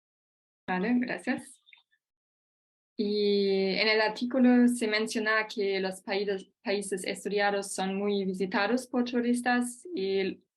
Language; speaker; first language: Spanish; non-native, fluent; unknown